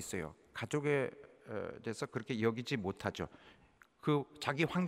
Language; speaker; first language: Japanese; non-native, fluent; Korean